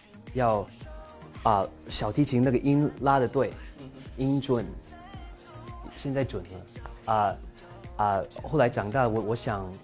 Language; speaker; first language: Chinese; early bilingual, heritage; English